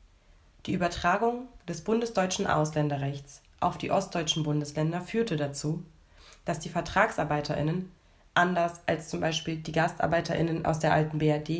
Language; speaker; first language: German; native; German